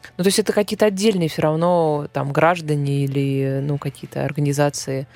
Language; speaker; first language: Russian; native; Russian